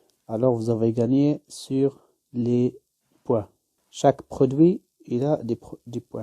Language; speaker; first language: French; non-native, learner; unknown